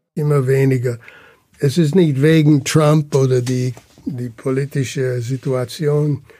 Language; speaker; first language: German; early bilingual, heritage; German